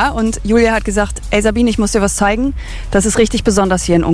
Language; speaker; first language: German; native; German